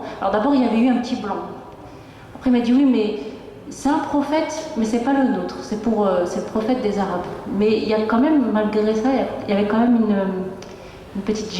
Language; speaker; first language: French; native; French